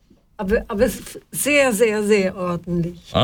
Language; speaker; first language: German; non-native, fluent; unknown